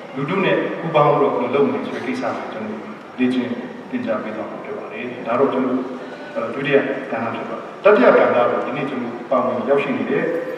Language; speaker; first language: Burmese; non-native, local second language; Hakha Chin